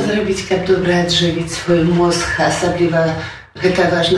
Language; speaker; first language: Polish; non-native, local second language; Belarusian